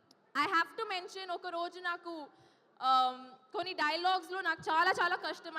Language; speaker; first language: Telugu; non-native, fluent; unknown